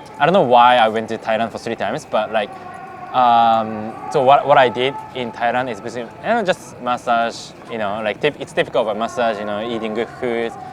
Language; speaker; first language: English; non-native, fluent; Japanese